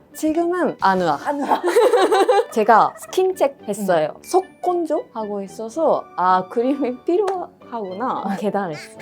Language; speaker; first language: Korean; non-native, learner; Japanese